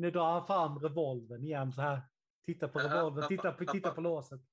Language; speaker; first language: Swedish; native; Swedish